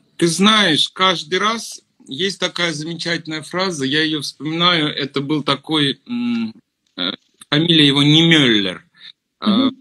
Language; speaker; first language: Russian; native; Russian